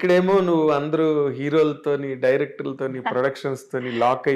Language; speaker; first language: Telugu; native; Telugu